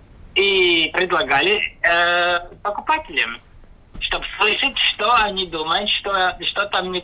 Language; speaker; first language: Russian; non-native, local second language; Latvian